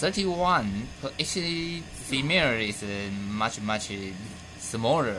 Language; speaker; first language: English; non-native, fluent; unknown